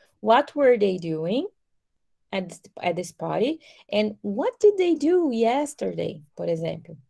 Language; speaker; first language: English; non-native, fluent; Portuguese